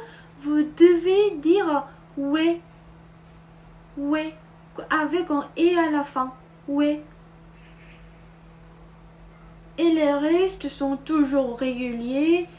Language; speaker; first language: French; non-native, fluent; Korean